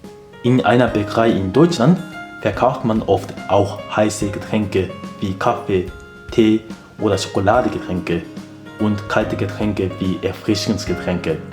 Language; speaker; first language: German; non-native, fluent; Japanese